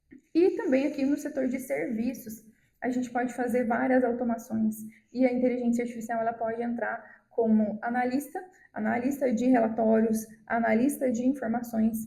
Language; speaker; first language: Portuguese; native; Portuguese